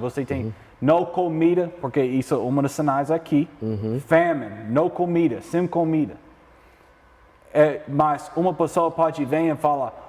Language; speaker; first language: Portuguese; non-native, learner; English